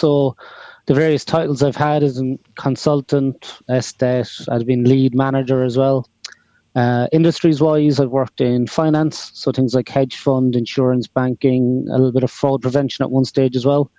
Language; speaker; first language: English; native; English